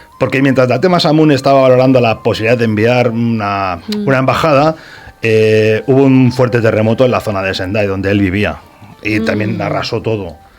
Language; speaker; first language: Spanish; native; Spanish